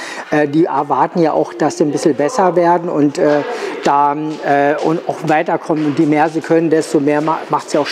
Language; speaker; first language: German; native; German